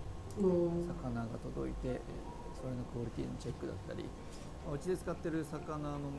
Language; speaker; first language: Japanese; native; Japanese